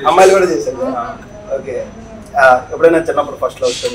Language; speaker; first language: Telugu; native; Telugu